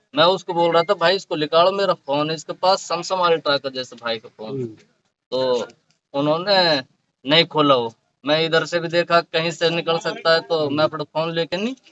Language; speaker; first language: Hindi; native; Hindi